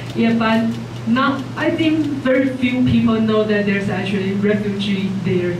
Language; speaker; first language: English; non-native, fluent; Chinese